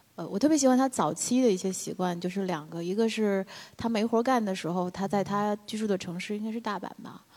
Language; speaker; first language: Chinese; native; Chinese